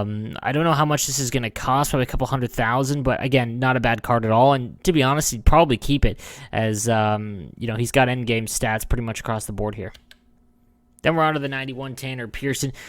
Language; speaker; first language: English; native; English